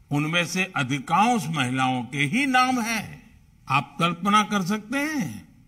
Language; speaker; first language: Hindi; non-native, local second language; Gujarati